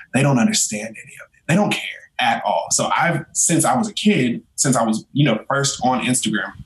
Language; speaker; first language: English; native; English